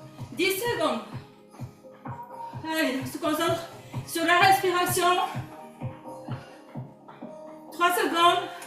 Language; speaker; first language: French; native; French